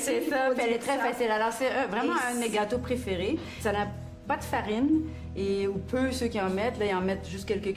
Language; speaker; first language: French; native; French